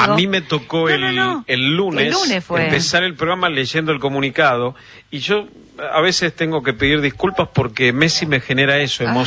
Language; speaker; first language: Spanish; native; Spanish